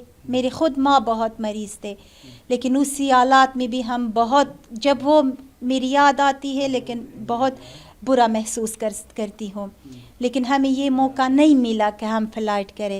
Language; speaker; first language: Hindi; non-native, learner; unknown